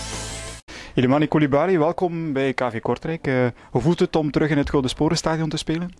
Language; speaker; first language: Dutch; native; Dutch